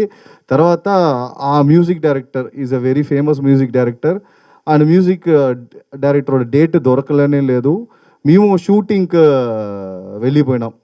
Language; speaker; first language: Telugu; non-native, learner; Tamil